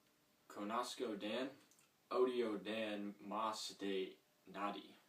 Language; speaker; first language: Spanish; non-native, learner; English